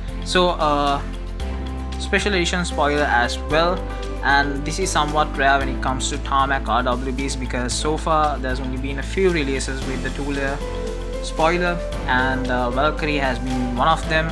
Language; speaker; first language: English; non-native, fluent; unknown